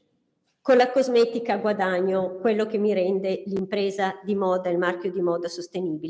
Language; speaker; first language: Italian; native; Italian